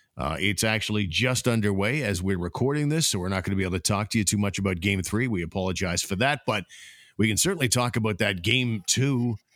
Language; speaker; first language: English; native; English